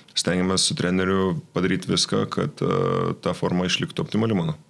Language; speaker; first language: Lithuanian; native; Lithuanian